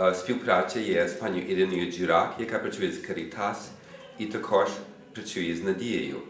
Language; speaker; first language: Ukrainian; non-native, fluent; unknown